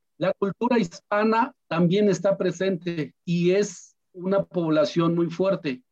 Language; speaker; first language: Spanish; non-native, local second language; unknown